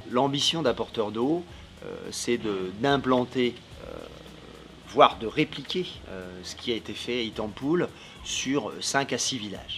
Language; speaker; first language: French; native; French